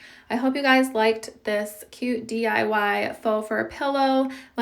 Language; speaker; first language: English; native; English